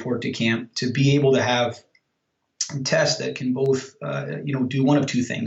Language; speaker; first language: English; native; English